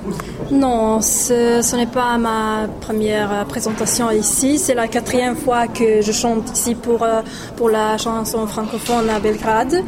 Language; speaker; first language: French; non-native, learner; Serbian